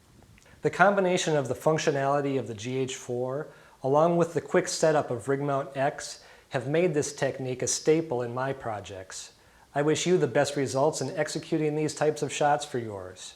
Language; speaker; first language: English; native; English